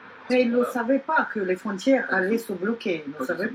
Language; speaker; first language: French; non-native, fluent; Russian